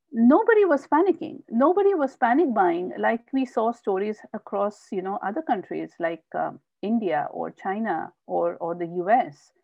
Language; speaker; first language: English; non-native, local second language; Hindi